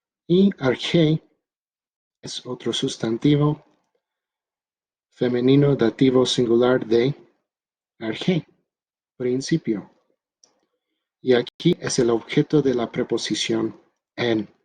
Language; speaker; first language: Spanish; non-native, fluent; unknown